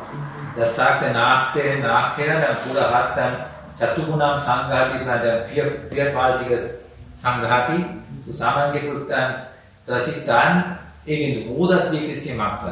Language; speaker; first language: German; non-native, learner; Sinhala